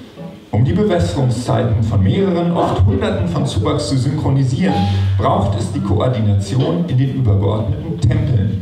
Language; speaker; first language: German; native; German